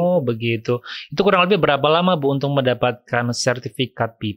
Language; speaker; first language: Indonesian; native; Indonesian